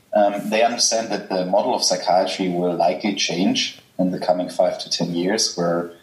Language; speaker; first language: English; non-native, fluent; German